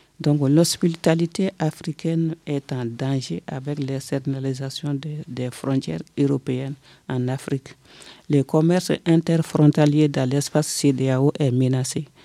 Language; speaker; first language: French; non-native, local second language; Bambara